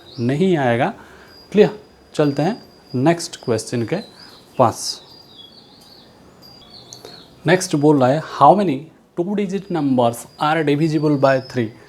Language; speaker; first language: Hindi; non-native, local second language; Odia